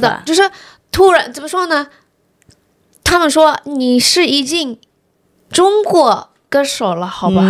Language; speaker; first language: Chinese; non-native, fluent; Indonesian